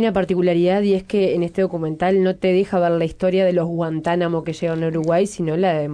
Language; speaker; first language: Spanish; native; Spanish